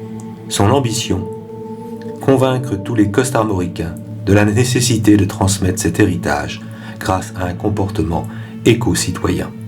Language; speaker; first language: French; native; French